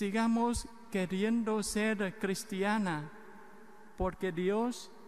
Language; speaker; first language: Spanish; non-native, fluent; Vietnamese